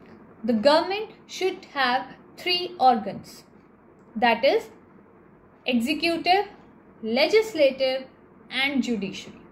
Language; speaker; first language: English; non-native, local second language; Hindi